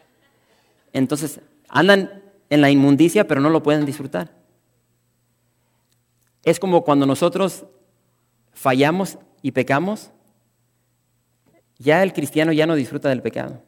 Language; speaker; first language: Spanish; native; Spanish